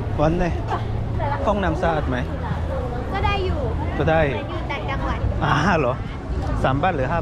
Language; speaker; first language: Thai; non-native, fluent; Korean